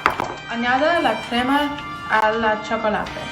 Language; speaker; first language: Spanish; non-native, learner; English